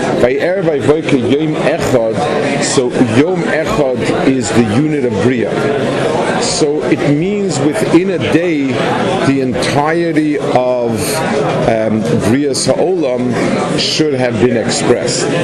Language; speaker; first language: English; native; English